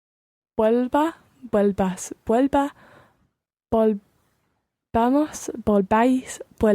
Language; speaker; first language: Spanish; non-native, learner; English